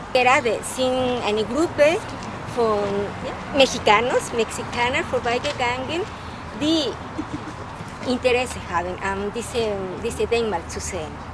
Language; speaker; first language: German; non-native, fluent; Spanish